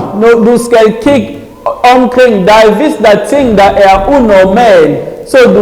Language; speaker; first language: Swedish; non-native, learner; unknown